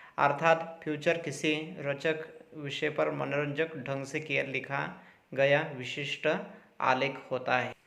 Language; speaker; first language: Hindi; non-native, local second language; Marathi